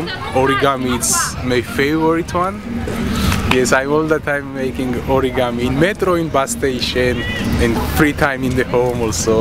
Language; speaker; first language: English; non-native, learner; Georgian